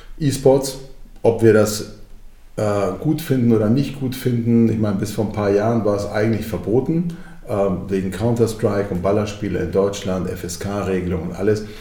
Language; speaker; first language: German; early bilingual, other home language; Croatian